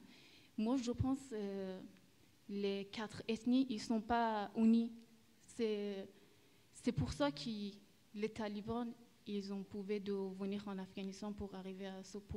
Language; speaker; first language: French; early bilingual, other home language; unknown